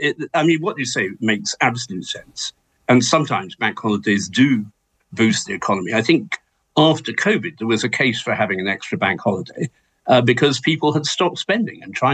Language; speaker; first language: English; native; English